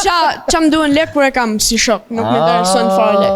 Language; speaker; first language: Albanian; early bilingual, heritage; Albanian